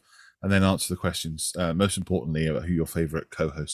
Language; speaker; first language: English; native; English